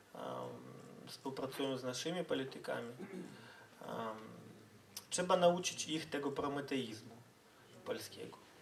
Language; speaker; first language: Polish; non-native, fluent; Ukrainian